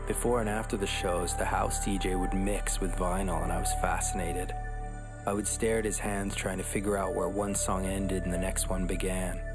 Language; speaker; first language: English; native; English